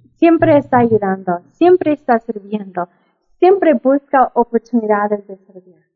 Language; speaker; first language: Spanish; non-native, fluent; English